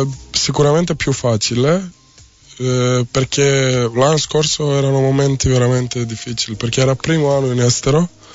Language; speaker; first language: Italian; non-native, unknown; Serbian